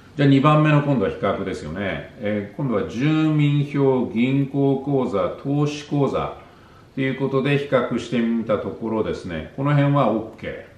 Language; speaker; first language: Japanese; native; Japanese